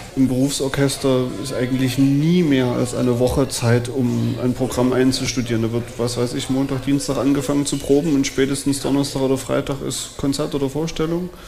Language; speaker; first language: German; native; German